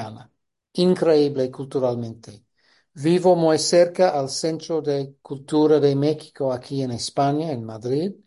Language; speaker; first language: Spanish; non-native, fluent; English